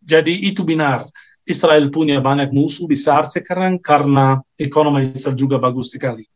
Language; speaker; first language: Indonesian; non-native, fluent; Arabic